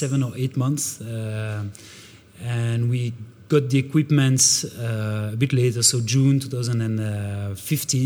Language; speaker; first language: English; non-native, fluent; French